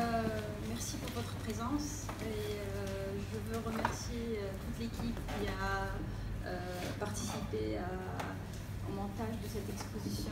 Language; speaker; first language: French; non-native, local second language; Arabic